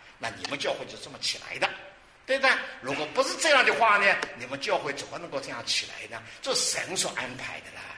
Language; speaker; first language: Chinese; non-native, local second language; Wu Chinese